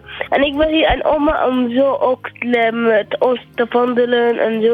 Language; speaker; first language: Dutch; non-native, learner; Arabic